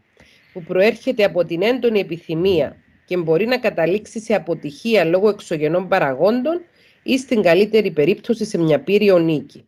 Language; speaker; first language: Greek; native; Greek